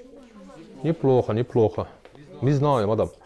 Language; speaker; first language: Russian; non-native, learner; Turkish